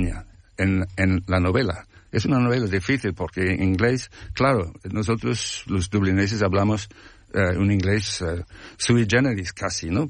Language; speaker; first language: Spanish; non-native, fluent; English